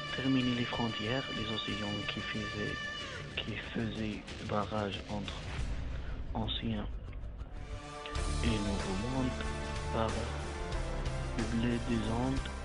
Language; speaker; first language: French; non-native, learner; Arabic